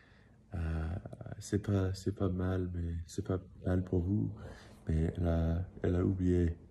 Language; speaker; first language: French; non-native, learner; English